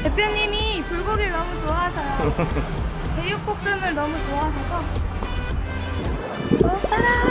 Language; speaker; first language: Korean; native; Korean